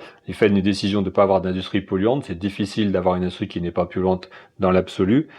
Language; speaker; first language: French; native; French